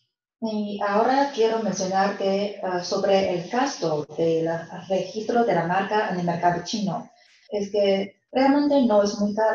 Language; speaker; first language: Spanish; non-native, fluent; Chinese